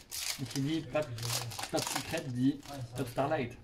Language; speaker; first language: French; native; French